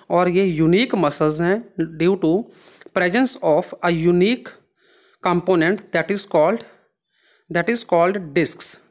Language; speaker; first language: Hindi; non-native, local second language; Punjabi